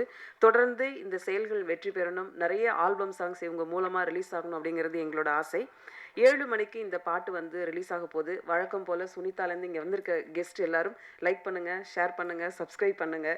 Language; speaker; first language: Tamil; native; Tamil